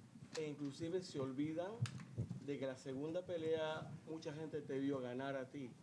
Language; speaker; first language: Spanish; native; Spanish